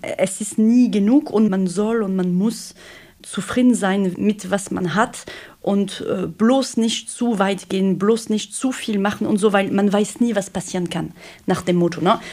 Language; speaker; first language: German; non-native, fluent; French